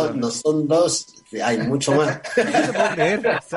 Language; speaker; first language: Spanish; non-native, fluent; Portuguese